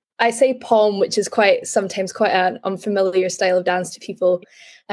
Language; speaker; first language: English; native; English